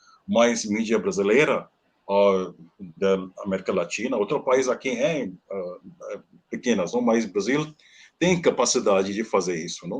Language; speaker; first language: Portuguese; non-native, learner; Hindi